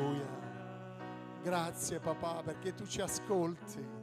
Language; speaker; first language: Italian; native; Italian